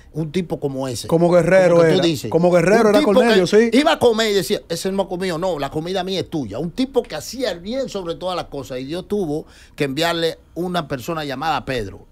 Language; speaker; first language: Spanish; native; Spanish